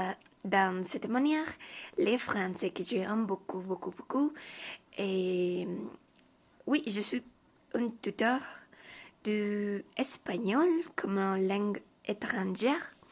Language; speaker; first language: French; non-native, learner; Spanish